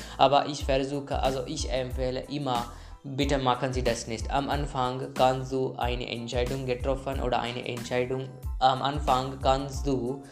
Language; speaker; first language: German; non-native, learner; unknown